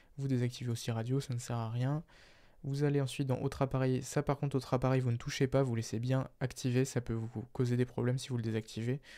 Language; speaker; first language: French; native; French